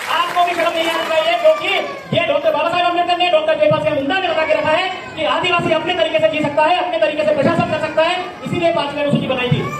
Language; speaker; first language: Hindi; non-native, local second language; Bhili